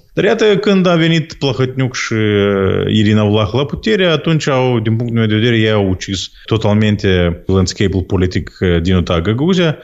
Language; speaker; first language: Romanian; non-native, local second language; Gagauz